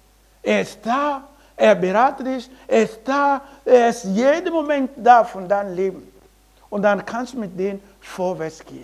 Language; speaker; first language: German; non-native, learner; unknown